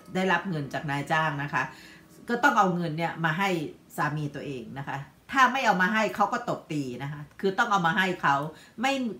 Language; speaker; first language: Thai; native; Thai